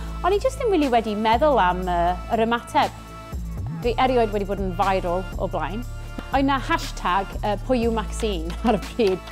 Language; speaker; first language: Welsh; native; Welsh